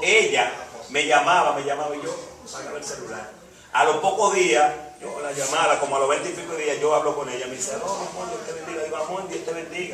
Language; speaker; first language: Spanish; native; Spanish